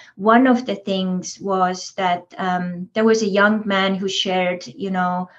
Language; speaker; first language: English; non-native, fluent; Estonian